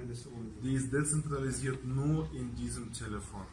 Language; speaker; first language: German; non-native, fluent; Russian